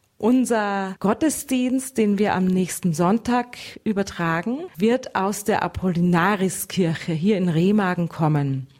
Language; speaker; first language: German; native; German